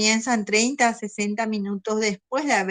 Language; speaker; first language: Spanish; native; Spanish